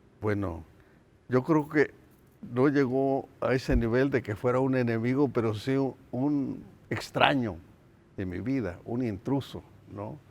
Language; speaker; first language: Spanish; non-native, local second language; Nahuatl languages